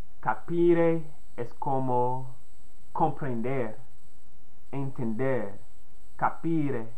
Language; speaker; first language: Spanish; non-native, learner; English